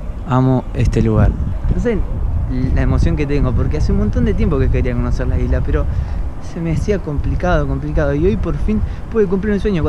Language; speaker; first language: Spanish; native; Spanish